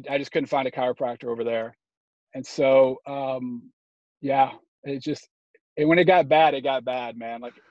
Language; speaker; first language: English; native; English